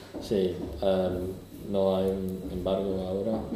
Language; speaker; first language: Spanish; non-native, learner; English